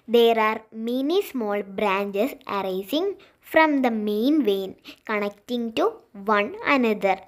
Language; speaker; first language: English; non-native, local second language; Malayalam